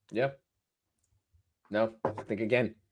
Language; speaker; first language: English; native; English